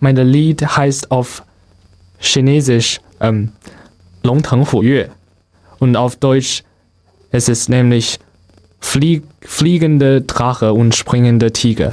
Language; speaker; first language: German; non-native, learner; Chinese